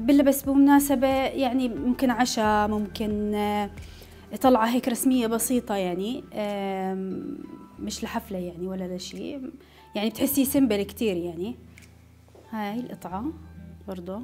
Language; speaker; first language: Arabic; native; Arabic